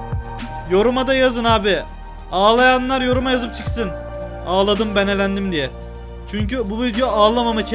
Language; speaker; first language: Turkish; native; Turkish